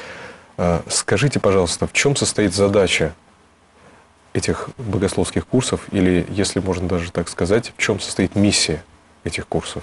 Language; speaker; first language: Russian; native; Russian